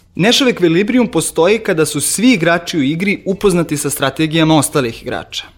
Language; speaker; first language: Serbian; native; Serbian